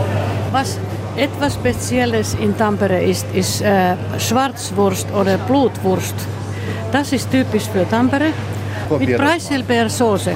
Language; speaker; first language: German; non-native, fluent; Finnish